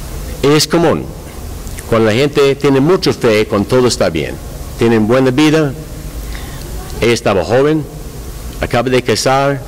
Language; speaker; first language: Spanish; non-native, learner; English